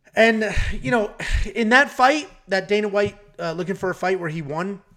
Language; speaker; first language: English; native; English